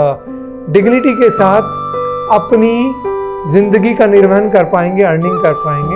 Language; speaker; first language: Hindi; native; Hindi